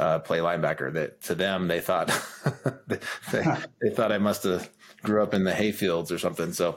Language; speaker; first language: English; native; English